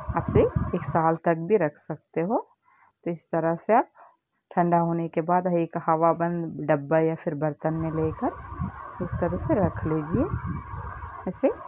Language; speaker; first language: Hindi; non-native, local second language; Telugu